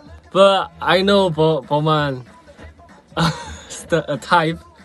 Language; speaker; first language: English; non-native, learner; Korean